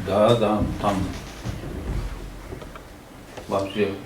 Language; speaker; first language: Russian; non-native, learner; Uzbek